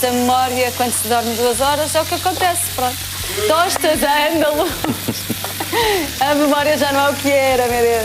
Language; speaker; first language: Portuguese; native; Portuguese